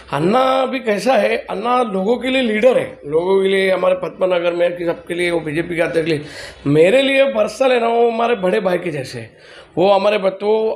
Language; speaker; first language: Hindi; non-native, local second language; Telugu